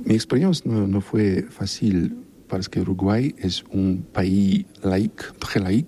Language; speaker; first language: French; non-native, learner; Polish